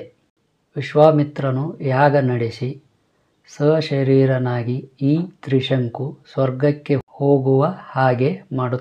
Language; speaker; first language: Kannada; native; Kannada